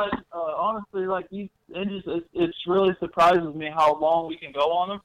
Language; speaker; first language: English; native; English